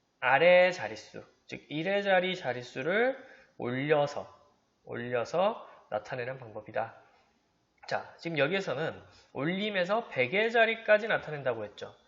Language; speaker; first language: Korean; native; Korean